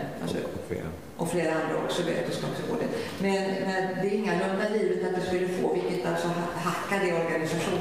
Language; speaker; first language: Swedish; native; Swedish